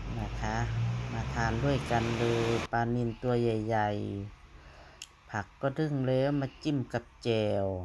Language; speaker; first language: Thai; non-native, local second language; Lao